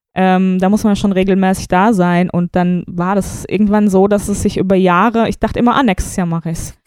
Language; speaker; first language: German; native; German